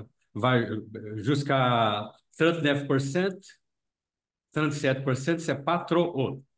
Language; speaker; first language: French; non-native, fluent; Portuguese